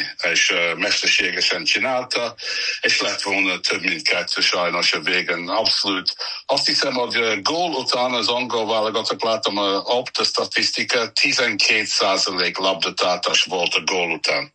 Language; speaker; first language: Hungarian; non-native, learner; English